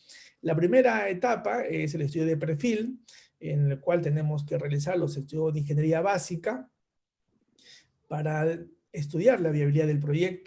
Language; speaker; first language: Spanish; native; Spanish